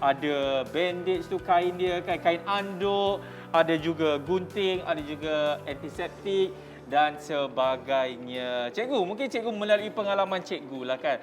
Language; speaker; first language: Malay; native; Malay